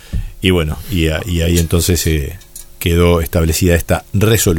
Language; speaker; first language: Spanish; native; Spanish